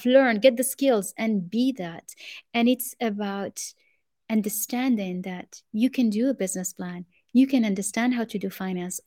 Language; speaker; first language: English; non-native, fluent; Arabic